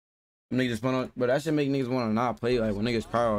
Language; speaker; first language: English; native; English